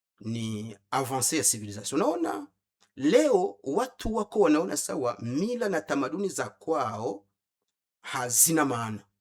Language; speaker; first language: Swahili; non-native, local second language; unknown